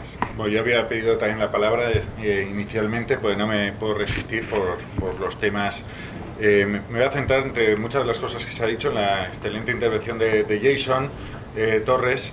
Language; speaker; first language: Spanish; native; Spanish